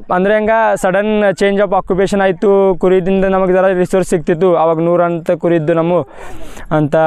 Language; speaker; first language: Kannada; non-native, local second language; Marathi